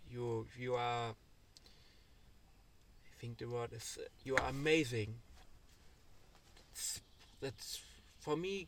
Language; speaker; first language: English; non-native, learner; German